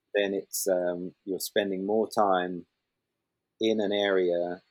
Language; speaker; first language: English; native; English